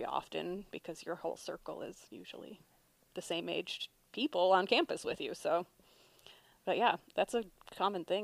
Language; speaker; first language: English; native; English